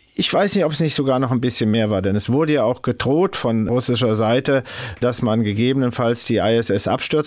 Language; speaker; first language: German; native; German